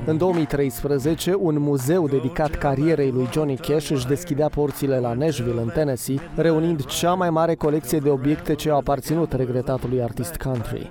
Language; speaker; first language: Romanian; native; Romanian